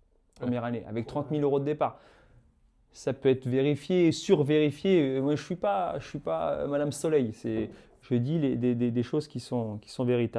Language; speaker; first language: French; native; French